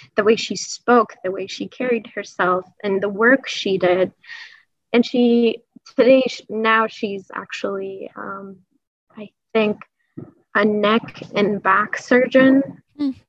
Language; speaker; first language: English; early bilingual, other home language; Persian